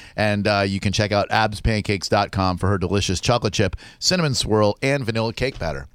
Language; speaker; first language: English; native; English